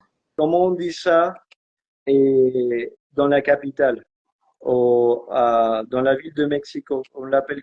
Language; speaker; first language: French; non-native, fluent; Spanish